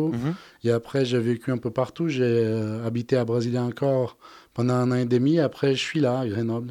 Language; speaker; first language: French; non-native, fluent; Portuguese